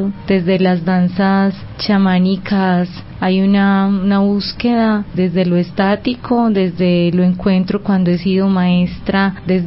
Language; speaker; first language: Spanish; native; Spanish